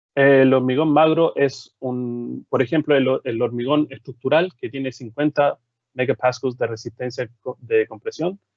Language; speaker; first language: Spanish; early bilingual, heritage; English